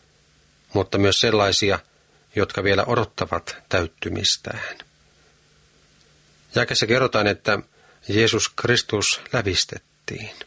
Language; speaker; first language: Finnish; native; Finnish